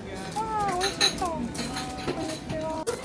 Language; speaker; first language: Japanese; native; Japanese